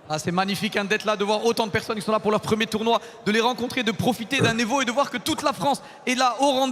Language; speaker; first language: French; native; French